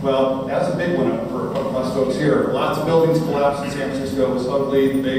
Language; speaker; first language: English; native; English